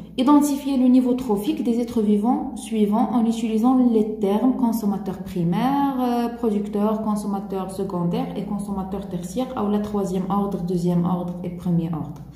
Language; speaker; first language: French; non-native, local second language; Arabic